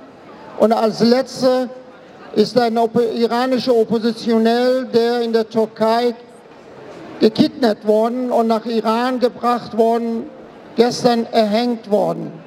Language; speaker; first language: German; non-native, fluent; Persian